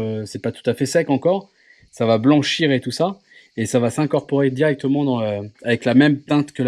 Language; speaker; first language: French; native; French